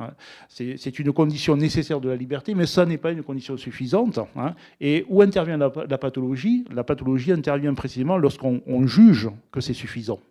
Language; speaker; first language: French; native; French